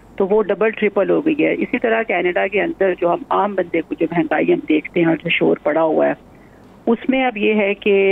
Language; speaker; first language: Urdu; non-native, local second language; Punjabi